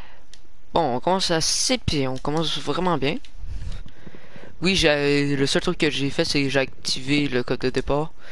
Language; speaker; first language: French; native; French